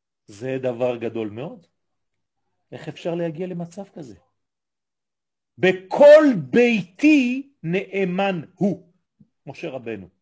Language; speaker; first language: Hebrew; non-native, fluent; French